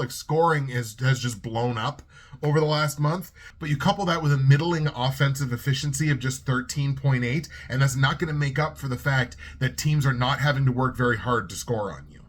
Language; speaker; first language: English; native; English